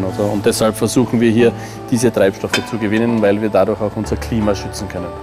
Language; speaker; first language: German; native; German